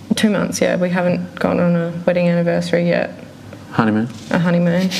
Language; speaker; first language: English; native; English